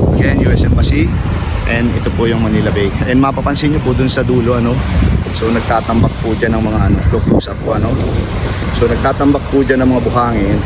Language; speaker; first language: Filipino; non-native, local second language; Bikol